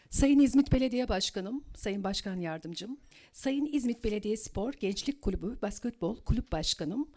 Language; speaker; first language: Turkish; native; Turkish